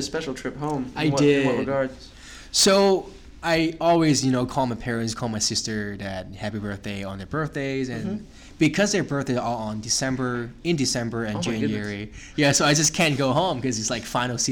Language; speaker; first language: English; non-native, local second language; Cantonese